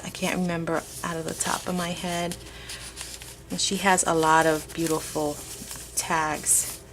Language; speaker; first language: English; native; English